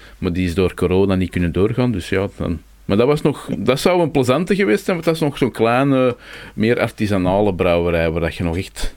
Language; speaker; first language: Dutch; native; Dutch